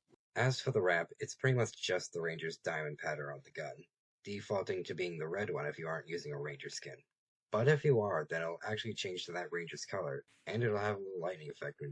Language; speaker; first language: English; native; English